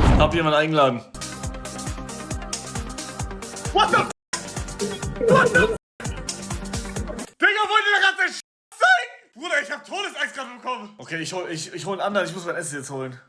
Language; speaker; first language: German; native; German